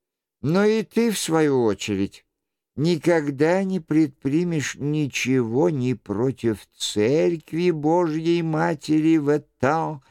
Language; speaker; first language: Russian; native; Russian